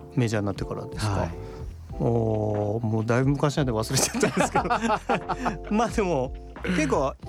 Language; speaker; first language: Japanese; native; Japanese